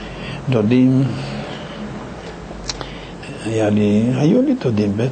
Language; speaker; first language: Hebrew; non-native, fluent; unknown